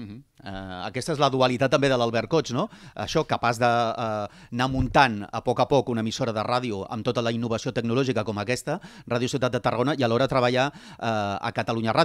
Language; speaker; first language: Catalan; native; Catalan